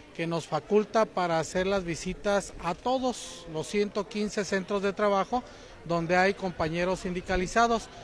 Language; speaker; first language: Spanish; native; Spanish